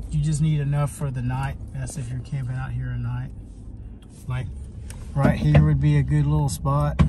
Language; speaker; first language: English; native; English